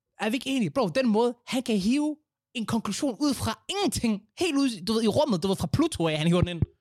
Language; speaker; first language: Danish; early bilingual, other home language; Somali